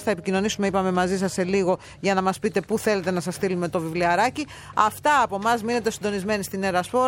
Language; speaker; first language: Greek; native; Greek